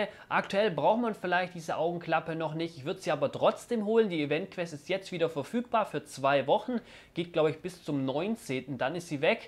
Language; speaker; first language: German; native; German